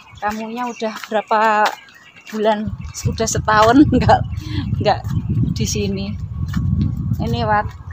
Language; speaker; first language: Indonesian; non-native, local second language; Javanese